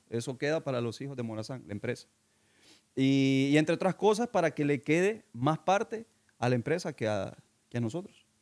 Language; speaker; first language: Spanish; native; Spanish